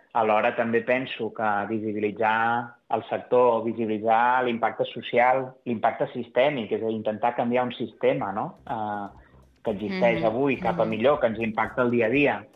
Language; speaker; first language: Catalan; native; Catalan